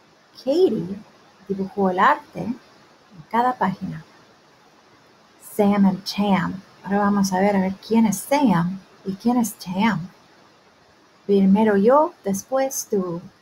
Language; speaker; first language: Spanish; early bilingual, heritage; Spanish